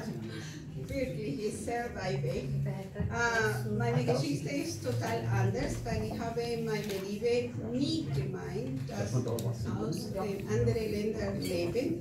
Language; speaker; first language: German; non-native, learner; Spanish